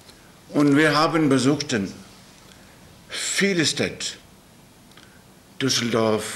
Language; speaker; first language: German; non-native, learner; Urdu